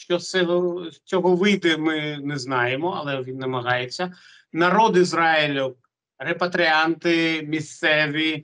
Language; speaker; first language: Ukrainian; non-native, local second language; Russian